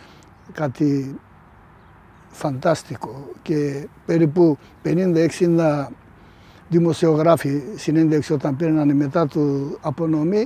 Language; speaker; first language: Greek; early bilingual, heritage; Greek